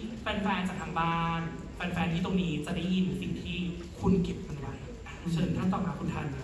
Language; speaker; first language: Thai; native; Thai